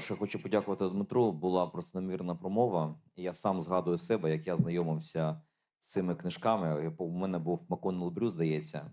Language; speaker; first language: Ukrainian; native; Ukrainian